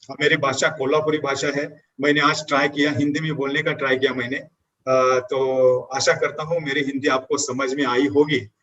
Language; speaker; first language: Hindi; non-native, local second language; Marathi